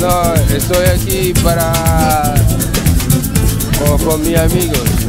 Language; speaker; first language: Spanish; non-native, learner; English